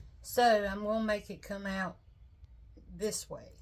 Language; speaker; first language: English; native; English